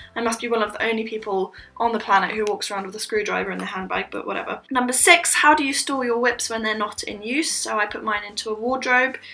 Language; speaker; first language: English; native; English